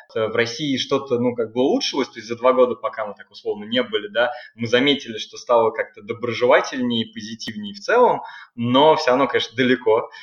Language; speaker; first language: Russian; native; Russian